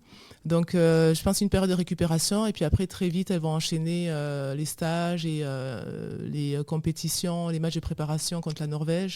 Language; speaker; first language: French; native; French